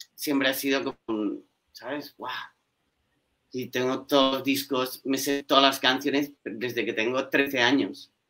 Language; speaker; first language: Spanish; native; Spanish